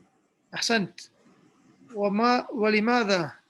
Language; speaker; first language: Arabic; non-native, fluent; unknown